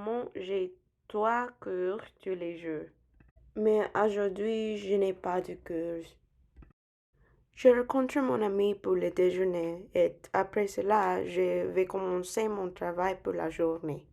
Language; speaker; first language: French; non-native, learner; English